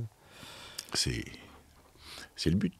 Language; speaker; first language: French; native; French